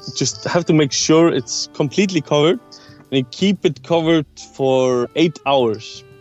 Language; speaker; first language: English; non-native, fluent; Icelandic